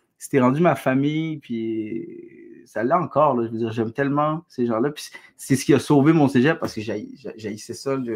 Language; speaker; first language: French; early bilingual, other home language; Arabic